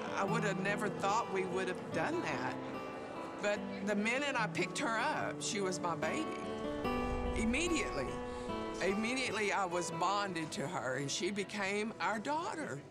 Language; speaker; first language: English; native; English